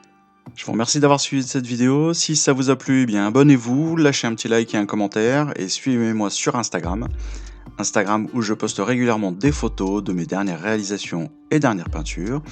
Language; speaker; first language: French; native; French